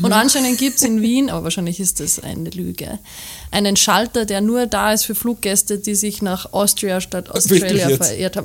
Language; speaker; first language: German; native; German